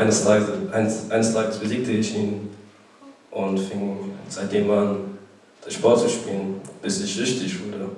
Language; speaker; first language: German; early bilingual, other home language; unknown